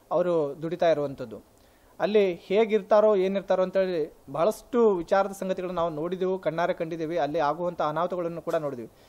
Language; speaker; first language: Kannada; non-native, local second language; Lambadi